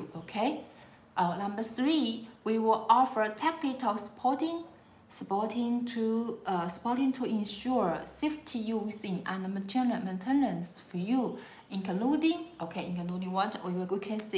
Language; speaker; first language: English; non-native, learner; Chinese